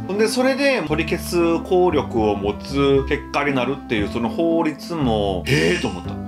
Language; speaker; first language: Japanese; non-native, fluent; Korean